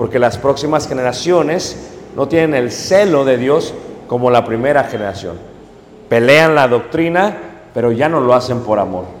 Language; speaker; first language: Spanish; native; Spanish